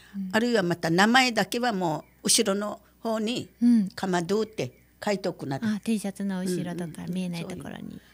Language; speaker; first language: Japanese; native; Japanese